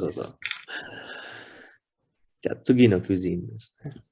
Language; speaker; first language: Japanese; non-native, learner; Hindi